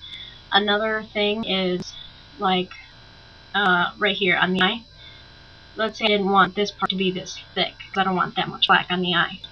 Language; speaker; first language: English; native; English